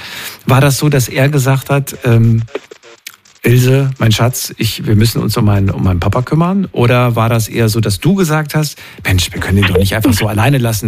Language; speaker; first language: German; native; German